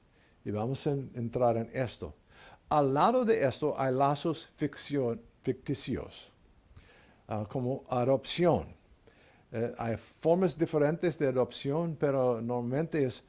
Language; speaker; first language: Spanish; non-native, learner; English